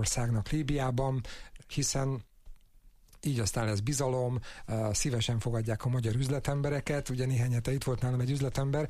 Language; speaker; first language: Hungarian; native; Hungarian